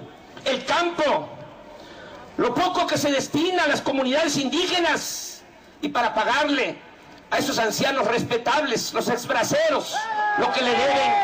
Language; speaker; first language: Spanish; native; Spanish